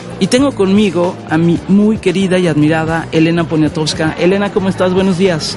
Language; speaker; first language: Spanish; native; Spanish